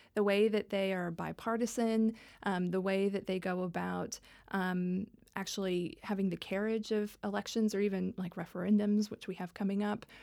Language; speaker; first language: English; native; English